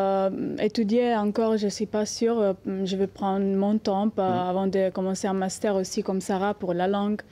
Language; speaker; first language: French; non-native, learner; Italian